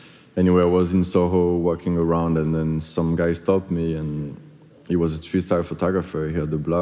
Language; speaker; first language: English; non-native, fluent; French